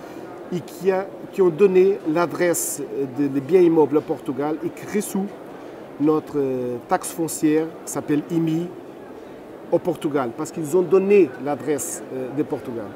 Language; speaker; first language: French; non-native, fluent; Portuguese